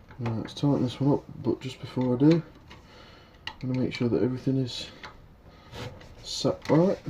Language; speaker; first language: English; native; English